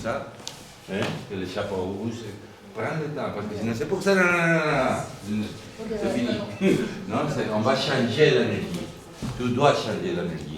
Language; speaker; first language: French; non-native, learner; Spanish